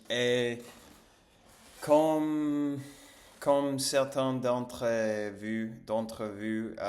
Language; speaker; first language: French; non-native, learner; English